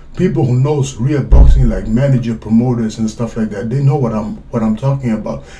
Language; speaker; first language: English; non-native, fluent; Swedish